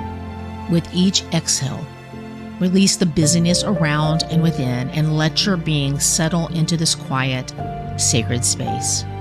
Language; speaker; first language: English; native; English